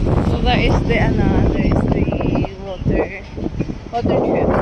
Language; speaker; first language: English; non-native, local second language; Filipino